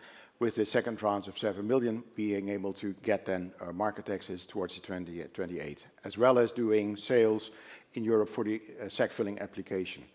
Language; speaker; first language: English; non-native, fluent; Dutch